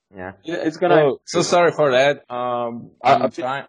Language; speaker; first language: English; non-native, learner; Czech